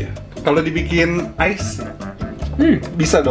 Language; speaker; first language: Indonesian; native; Indonesian